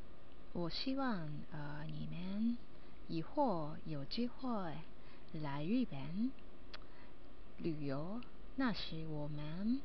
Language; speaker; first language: Chinese; non-native, learner; Japanese